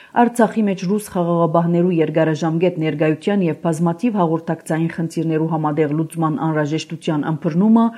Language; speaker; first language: Armenian; early bilingual, heritage; Armenian